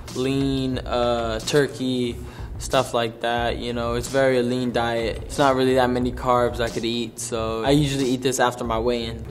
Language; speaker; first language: English; native; English